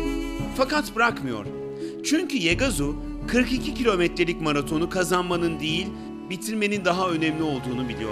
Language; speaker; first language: Turkish; native; Turkish